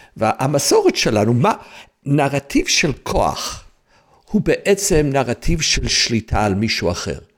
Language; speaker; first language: Hebrew; non-native, fluent; English